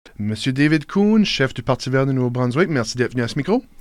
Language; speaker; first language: French; native; French